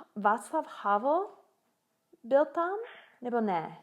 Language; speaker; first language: Czech; non-native, learner; English